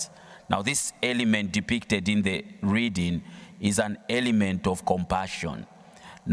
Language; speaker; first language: English; non-native, local second language; Bemba